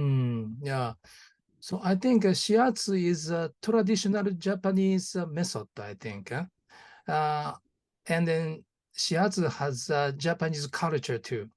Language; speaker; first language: English; non-native, learner; Japanese